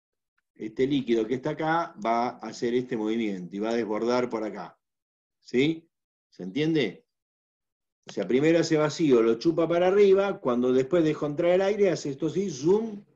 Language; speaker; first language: Spanish; native; Spanish